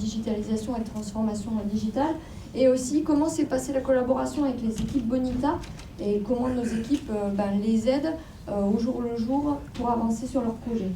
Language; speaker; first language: French; native; French